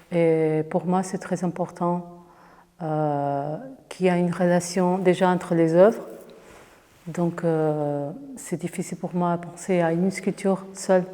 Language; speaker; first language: French; non-native, fluent; Portuguese